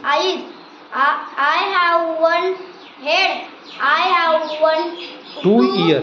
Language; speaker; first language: English; non-native, learner; Marathi